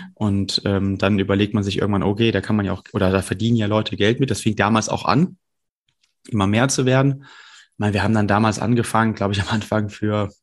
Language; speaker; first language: German; native; German